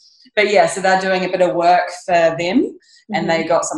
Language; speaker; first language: English; native; English